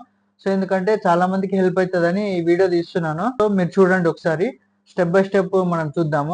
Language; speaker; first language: Telugu; native; Telugu